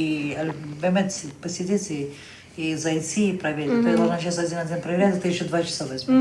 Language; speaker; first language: Russian; native; Russian